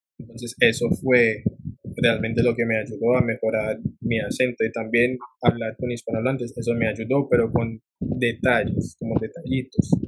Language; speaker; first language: Spanish; non-native, fluent; English